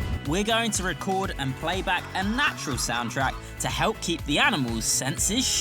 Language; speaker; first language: English; native; English